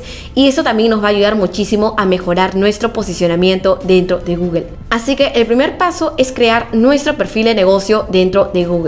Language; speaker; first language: Spanish; native; Spanish